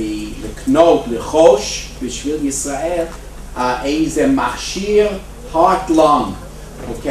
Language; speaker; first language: Hebrew; non-native, fluent; English